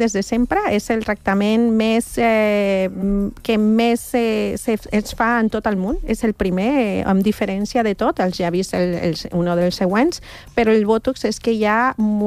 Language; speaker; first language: Catalan; non-native, learner; Spanish